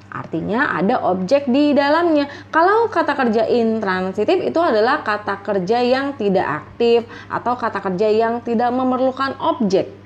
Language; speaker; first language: Indonesian; native; Indonesian